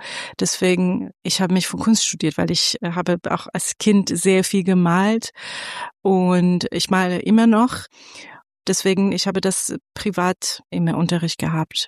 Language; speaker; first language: German; non-native, fluent; Persian